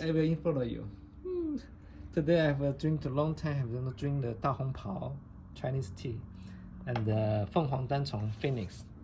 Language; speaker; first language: English; non-native, learner; Chinese